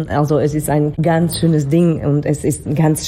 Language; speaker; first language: German; non-native, fluent; Slovak